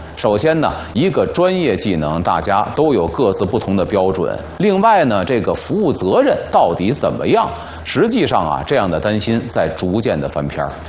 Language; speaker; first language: Chinese; native; Chinese